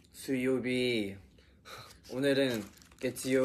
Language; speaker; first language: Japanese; non-native, learner; Korean